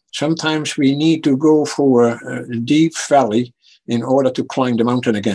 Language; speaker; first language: English; non-native, fluent; Dutch